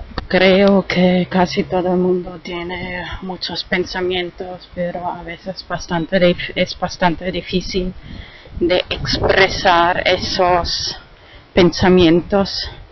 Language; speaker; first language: Spanish; non-native, fluent; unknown